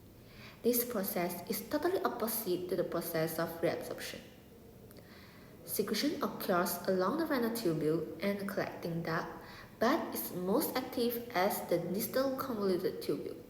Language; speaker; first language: English; non-native, local second language; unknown